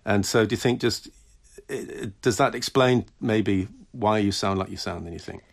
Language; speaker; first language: English; native; English